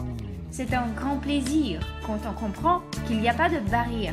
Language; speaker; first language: French; non-native, fluent; Ukrainian